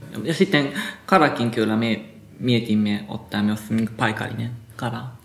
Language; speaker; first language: Finnish; non-native, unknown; Japanese